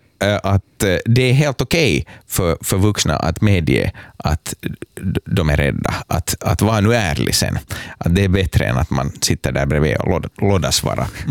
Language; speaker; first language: Swedish; native; Swedish